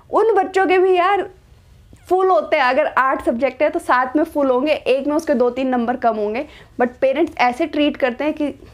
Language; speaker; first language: Hindi; native; Hindi